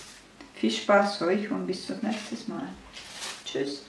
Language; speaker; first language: German; non-native, fluent; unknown